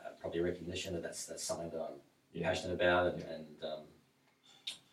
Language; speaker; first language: English; native; English